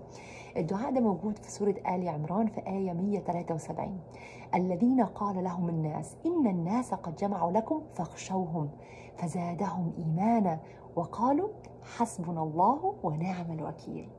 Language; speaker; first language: Arabic; native; Arabic